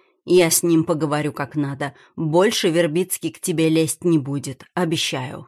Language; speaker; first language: Russian; native; Russian